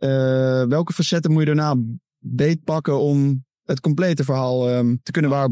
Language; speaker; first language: Dutch; native; Dutch